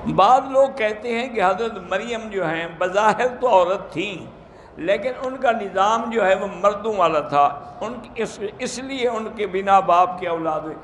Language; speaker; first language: Urdu; native; Urdu